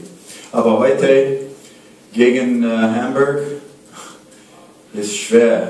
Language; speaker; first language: German; non-native, learner; English